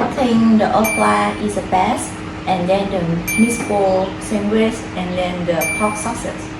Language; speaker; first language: English; non-native, fluent; Vietnamese